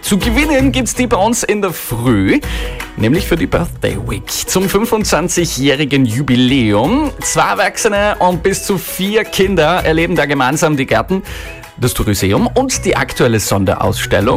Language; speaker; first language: German; native; German